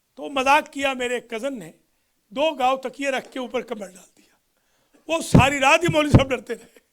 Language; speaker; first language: Urdu; native; Urdu